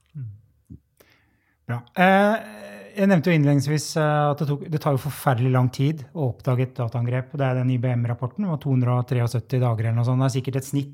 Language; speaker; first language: Norwegian; native; Norwegian